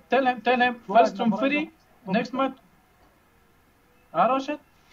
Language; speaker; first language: English; non-native, learner; Uzbek